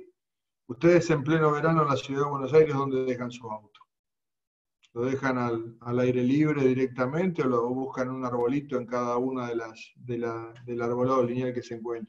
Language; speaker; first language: Spanish; native; Spanish